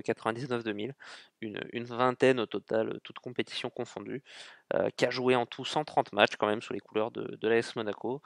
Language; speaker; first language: French; native; French